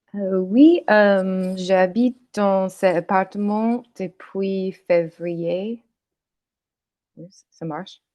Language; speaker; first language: French; non-native, learner; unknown